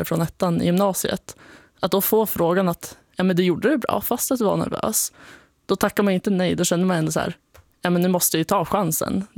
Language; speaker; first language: Swedish; native; Swedish